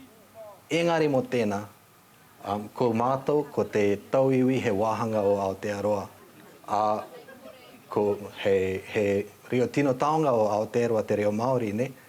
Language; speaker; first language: Māori; non-native, fluent; Nepali